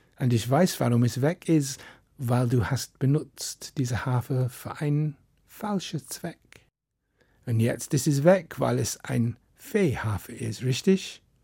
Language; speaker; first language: German; non-native, fluent; English